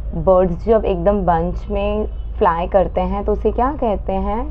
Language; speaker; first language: Hindi; non-native, local second language; Marathi